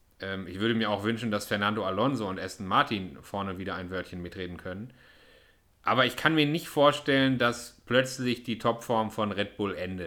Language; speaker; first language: German; native; German